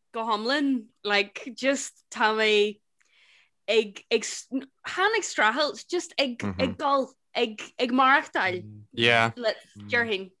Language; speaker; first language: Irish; non-native, local second language; English